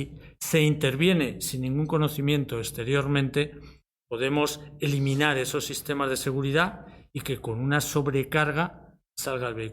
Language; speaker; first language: Spanish; native; Spanish